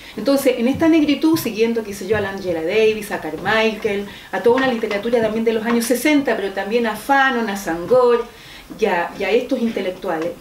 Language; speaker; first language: Spanish; native; Spanish